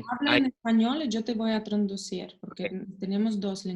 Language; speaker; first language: Spanish; non-native, learner; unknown